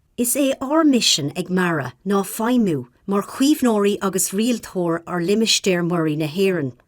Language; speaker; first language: Irish; non-native, local second language; English